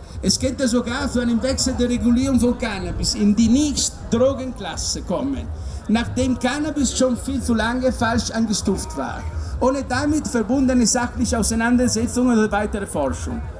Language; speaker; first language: German; non-native, fluent; Italian